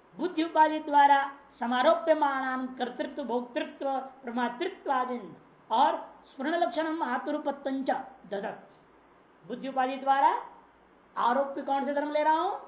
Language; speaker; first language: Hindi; non-native, local second language; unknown